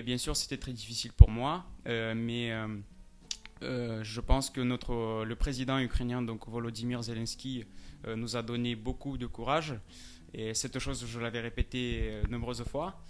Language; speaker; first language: French; non-native, fluent; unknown